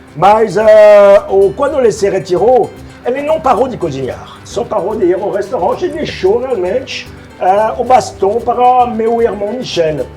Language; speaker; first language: Portuguese; non-native, fluent; French